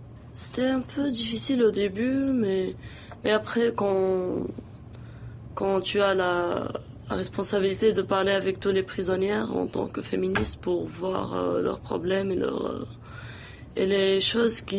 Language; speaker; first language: French; non-native, local second language; Arabic